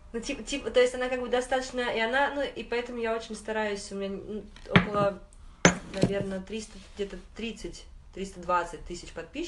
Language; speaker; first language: Russian; native; Russian